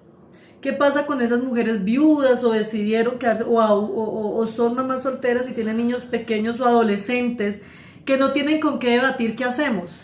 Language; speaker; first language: Spanish; native; Spanish